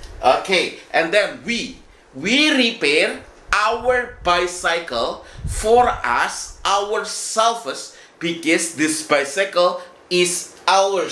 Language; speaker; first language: English; non-native, fluent; Indonesian